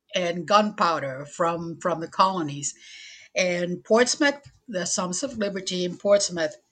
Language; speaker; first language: English; non-native, fluent; Spanish